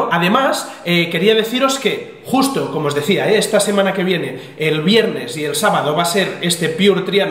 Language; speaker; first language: Spanish; native; Spanish